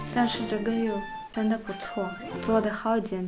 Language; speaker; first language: Chinese; non-native, fluent; Russian